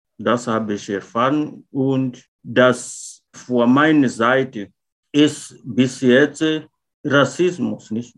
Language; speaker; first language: German; non-native, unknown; Portuguese